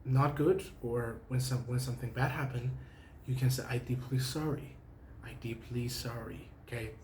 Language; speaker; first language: English; non-native, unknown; Persian